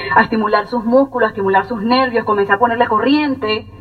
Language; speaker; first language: Spanish; native; Spanish